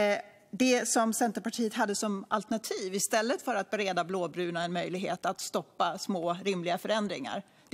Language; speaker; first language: Swedish; native; Swedish